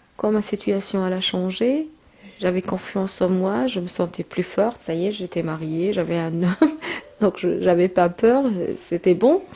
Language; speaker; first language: French; non-native, local second language; Arabic